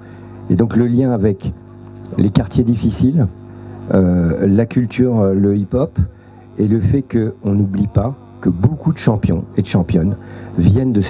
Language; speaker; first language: French; native; French